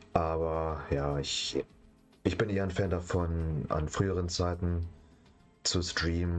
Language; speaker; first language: German; native; German